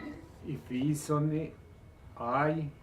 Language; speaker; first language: English; non-native, learner; Spanish